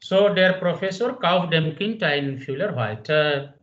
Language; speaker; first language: German; non-native, fluent; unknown